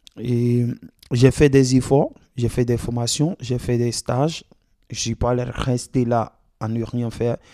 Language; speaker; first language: French; non-native, local second language; Dyula